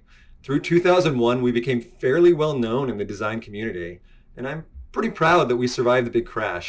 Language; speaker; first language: English; native; English